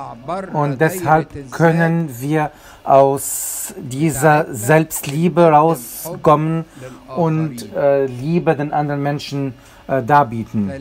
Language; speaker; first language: German; non-native, fluent; Arabic